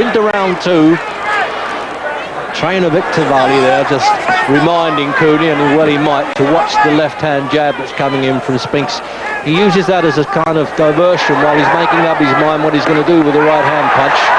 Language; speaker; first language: English; native; English